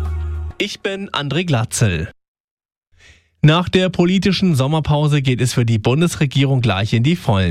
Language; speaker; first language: German; native; German